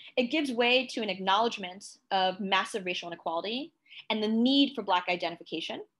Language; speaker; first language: English; native; English